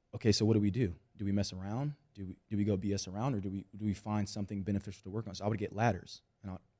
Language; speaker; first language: English; native; English